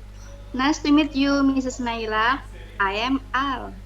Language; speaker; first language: English; non-native, learner; Indonesian